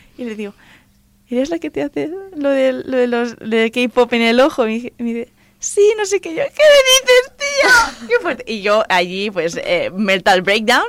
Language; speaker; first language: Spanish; non-native, local second language; Catalan